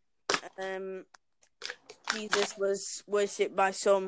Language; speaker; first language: English; native; English